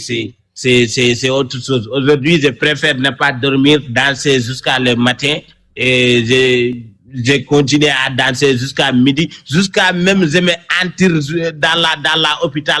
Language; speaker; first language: French; non-native, local second language; Wolof